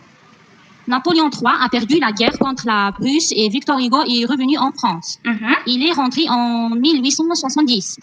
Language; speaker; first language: French; non-native, learner; Arabic